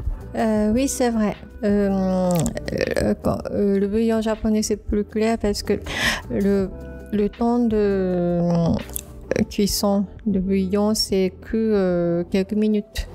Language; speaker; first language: French; non-native, fluent; Japanese